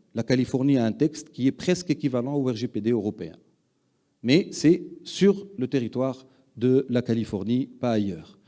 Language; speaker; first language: French; non-native, local second language; Arabic